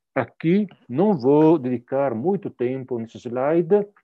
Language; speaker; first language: Portuguese; non-native, fluent; Italian